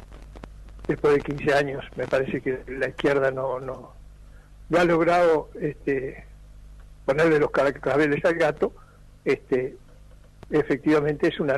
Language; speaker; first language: Spanish; native; Spanish